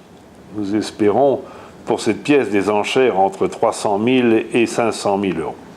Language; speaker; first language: French; native; French